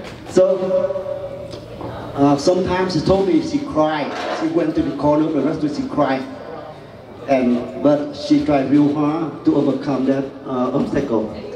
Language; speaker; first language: English; non-native, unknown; Vietnamese